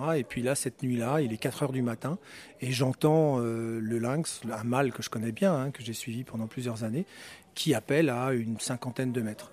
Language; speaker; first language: French; native; French